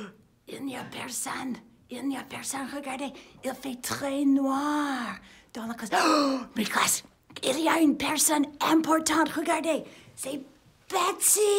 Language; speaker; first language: French; non-native, fluent; English